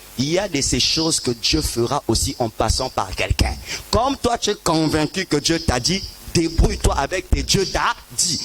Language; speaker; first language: French; non-native, local second language; Lingala